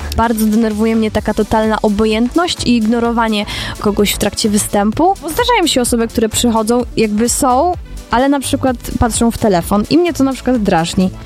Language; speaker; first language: Polish; native; Polish